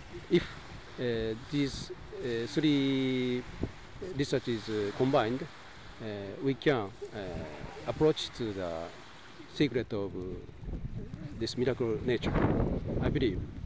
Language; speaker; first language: English; non-native, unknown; Japanese